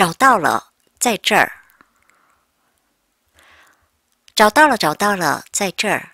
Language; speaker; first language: Chinese; non-native, fluent; Korean